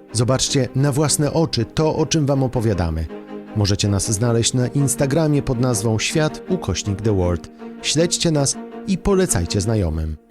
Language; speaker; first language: Polish; native; Polish